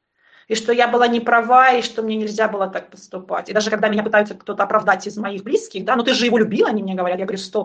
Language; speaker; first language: Russian; native; Russian